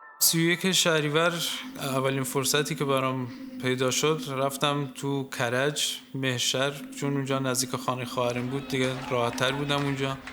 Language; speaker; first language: Persian; non-native, local second language; Southern Kurdish